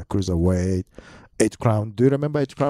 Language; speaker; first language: English; non-native, learner; Japanese